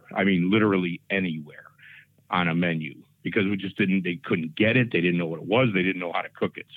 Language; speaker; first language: English; native; English